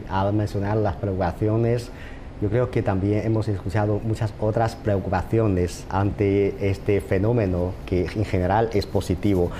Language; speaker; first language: Spanish; non-native, fluent; Chinese